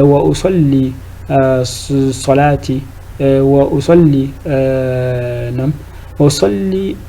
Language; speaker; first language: Arabic; non-native, fluent; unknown